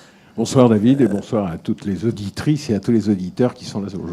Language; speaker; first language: French; native; French